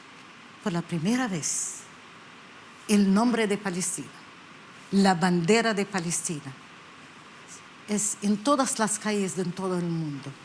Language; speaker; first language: Spanish; non-native, learner; Arabic